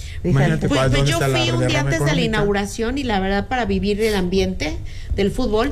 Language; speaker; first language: Spanish; native; Spanish